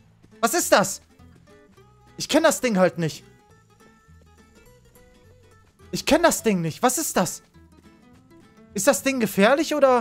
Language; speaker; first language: German; native; German